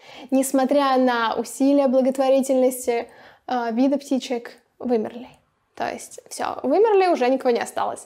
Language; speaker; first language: Russian; native; Russian